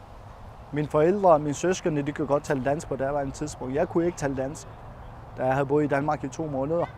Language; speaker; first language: Danish; non-native, fluent; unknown